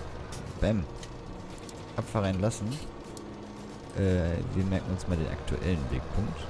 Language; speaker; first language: German; native; German